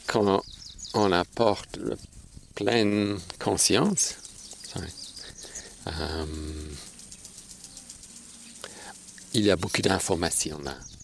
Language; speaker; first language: French; non-native, fluent; English